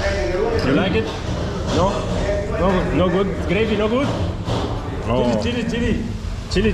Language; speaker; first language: English; non-native, learner; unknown